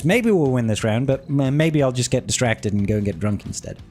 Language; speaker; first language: English; native; English